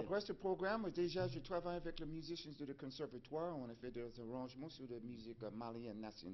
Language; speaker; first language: French; non-native, fluent; English